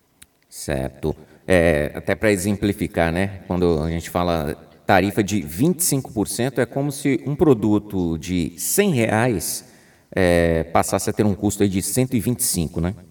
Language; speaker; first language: Portuguese; native; Portuguese